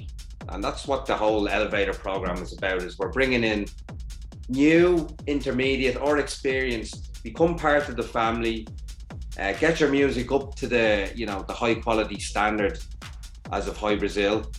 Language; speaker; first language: English; native; English